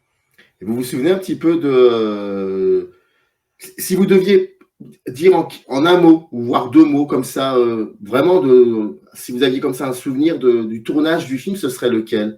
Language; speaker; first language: French; native; French